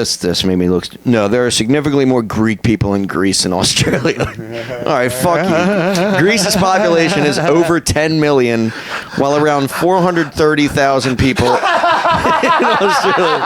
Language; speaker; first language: English; native; English